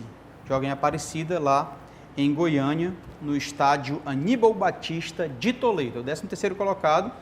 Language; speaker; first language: Portuguese; native; Portuguese